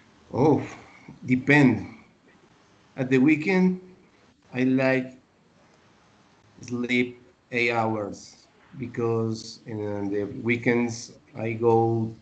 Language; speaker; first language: English; non-native, learner; Spanish